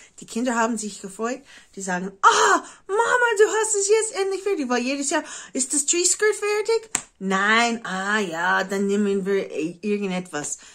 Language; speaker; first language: German; non-native, fluent; English